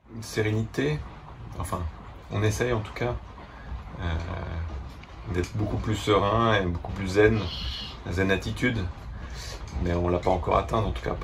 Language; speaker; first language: French; native; French